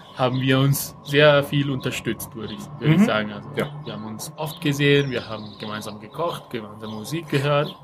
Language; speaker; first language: German; non-native, fluent; Spanish